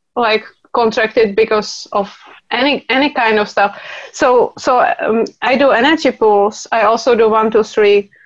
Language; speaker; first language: English; non-native, fluent; Czech